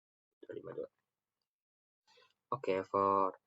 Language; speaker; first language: English; non-native, learner; Indonesian